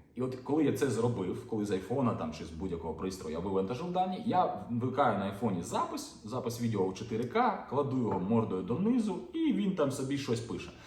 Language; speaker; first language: Ukrainian; non-native, local second language; Russian